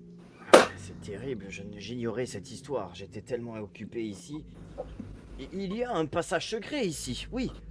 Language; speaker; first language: French; native; French